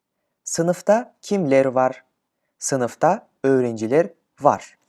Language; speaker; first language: Turkish; non-native, fluent; Kyrgyz